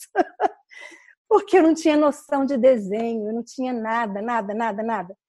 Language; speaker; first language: Portuguese; native; Portuguese